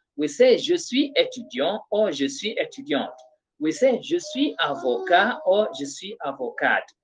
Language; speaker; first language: French; non-native, fluent; Swahili